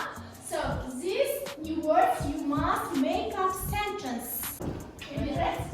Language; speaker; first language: English; non-native, learner; Kazakh